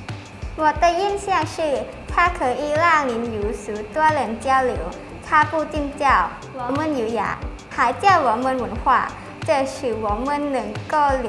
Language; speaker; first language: Chinese; non-native, learner; Thai